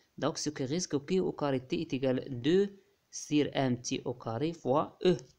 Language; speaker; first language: French; non-native, local second language; Arabic